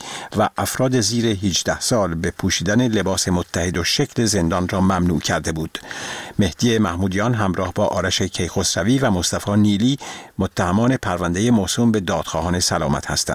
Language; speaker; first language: Persian; native; Persian